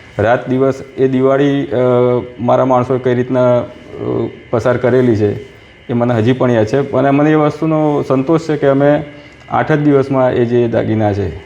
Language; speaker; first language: Gujarati; native; Gujarati